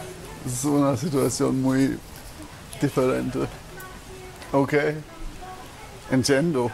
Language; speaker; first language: Spanish; non-native, learner; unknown